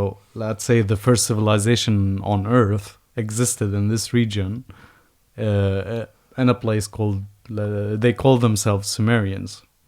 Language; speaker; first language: English; non-native, fluent; Arabic